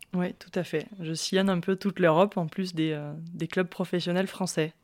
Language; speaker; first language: French; native; French